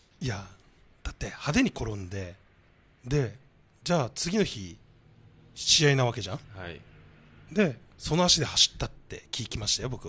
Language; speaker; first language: Japanese; native; Japanese